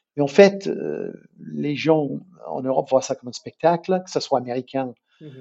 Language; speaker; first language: French; non-native, fluent; English